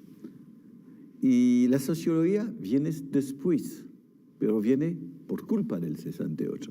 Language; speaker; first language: Spanish; non-native, fluent; French